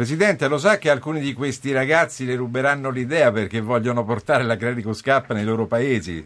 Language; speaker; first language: Italian; native; Italian